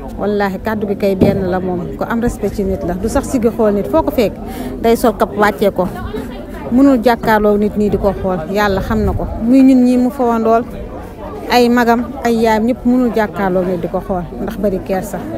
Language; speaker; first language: Wolof; native; Wolof